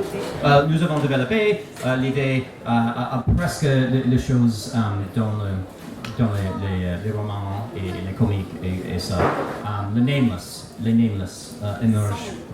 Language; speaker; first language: French; non-native, learner; English